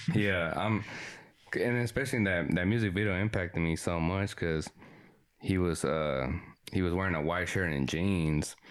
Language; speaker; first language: English; early bilingual, other home language; Spanish